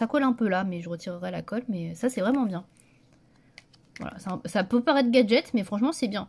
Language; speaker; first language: French; native; French